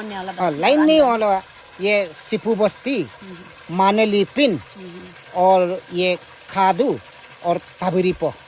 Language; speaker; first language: Hindi; non-native, local second language; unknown